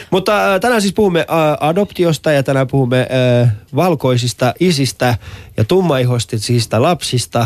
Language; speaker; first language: Finnish; early bilingual, other home language; Persian